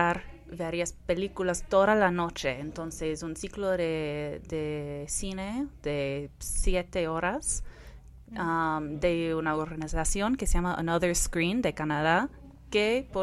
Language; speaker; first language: Spanish; non-native, fluent; English